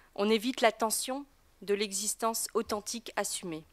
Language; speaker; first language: French; native; French